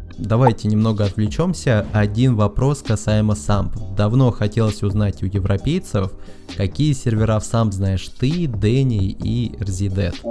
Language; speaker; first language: Russian; native; Russian